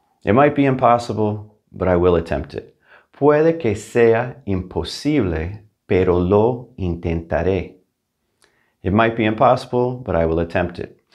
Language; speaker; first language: English; native; English